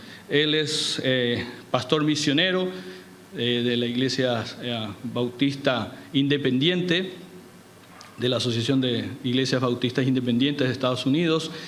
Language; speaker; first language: Spanish; native; Spanish